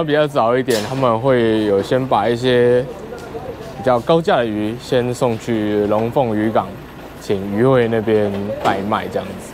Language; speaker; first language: Chinese; native; Chinese